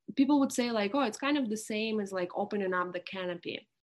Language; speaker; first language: English; non-native, fluent; Russian